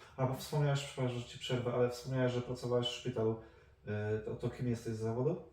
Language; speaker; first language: Polish; native; Polish